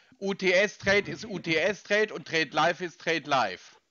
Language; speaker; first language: German; native; German